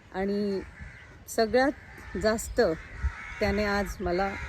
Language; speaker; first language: Marathi; non-native, local second language; Malayalam